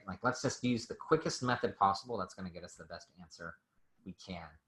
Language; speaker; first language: English; native; English